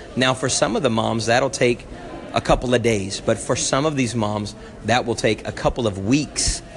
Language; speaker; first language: English; native; English